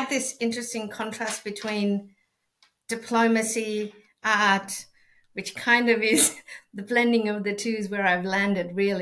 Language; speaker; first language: English; non-native, fluent; Spanish